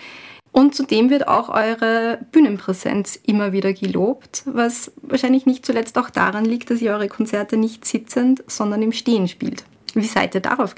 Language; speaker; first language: German; native; German